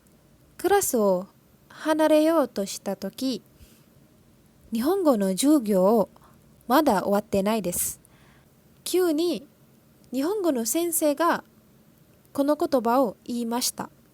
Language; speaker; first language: Japanese; non-native, learner; Malay